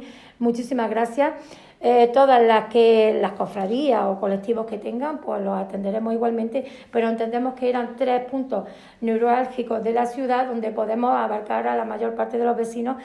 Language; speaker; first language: Spanish; native; Spanish